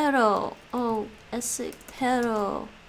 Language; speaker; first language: Portuguese; non-native, learner; English